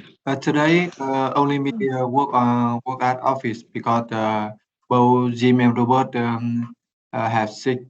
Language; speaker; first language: English; non-native, learner; Vietnamese